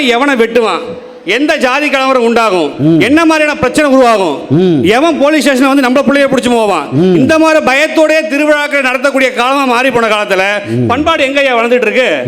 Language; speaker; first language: Tamil; native; Tamil